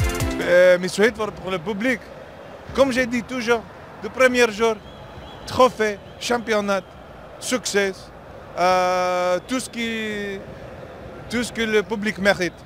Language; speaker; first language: French; non-native, fluent; English